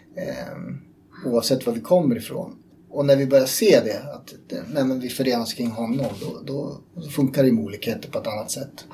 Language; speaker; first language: Swedish; native; Swedish